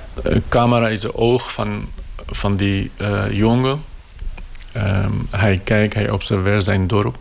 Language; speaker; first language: Dutch; non-native, fluent; Kurdish